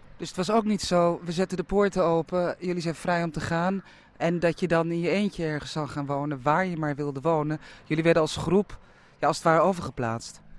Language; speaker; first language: Dutch; native; Dutch